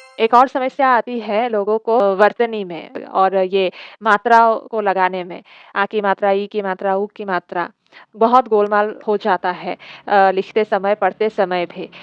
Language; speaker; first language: Hindi; non-native, local second language; Assamese